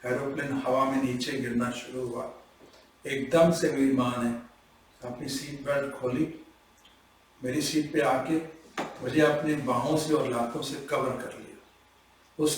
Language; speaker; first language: Hindi; non-native, local second language; Punjabi